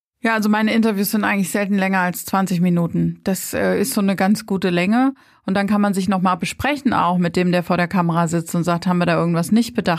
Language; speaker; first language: German; native; German